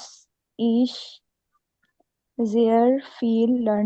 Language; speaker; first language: German; non-native, learner; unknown